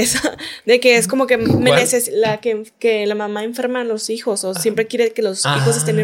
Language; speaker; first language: Spanish; native; Spanish